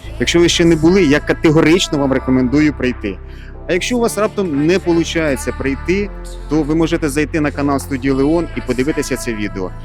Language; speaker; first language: Ukrainian; native; Ukrainian